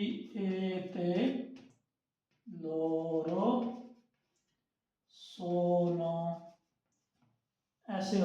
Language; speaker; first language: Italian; non-native, learner; Urdu